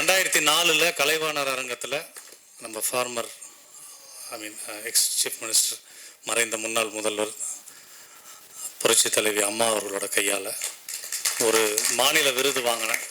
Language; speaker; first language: Tamil; native; Tamil